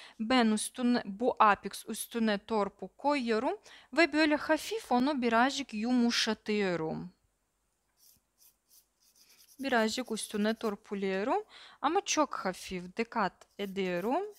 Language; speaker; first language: Turkish; non-native, learner; Russian